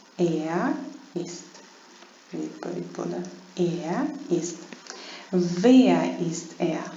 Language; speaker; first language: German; non-native, fluent; Ukrainian